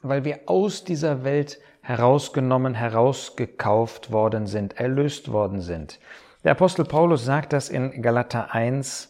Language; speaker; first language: German; native; German